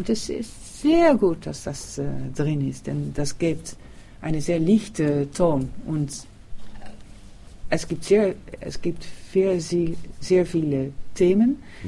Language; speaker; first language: German; non-native, learner; Dutch